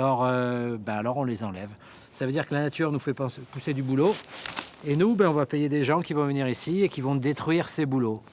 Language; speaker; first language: French; native; French